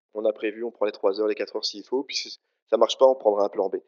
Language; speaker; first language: French; native; French